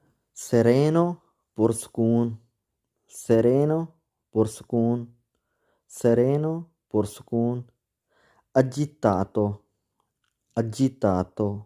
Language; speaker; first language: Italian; non-native, fluent; Urdu